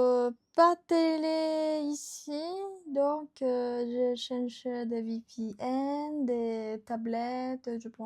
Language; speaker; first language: French; non-native, learner; Japanese